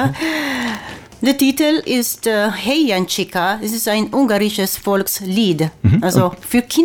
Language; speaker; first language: German; non-native, fluent; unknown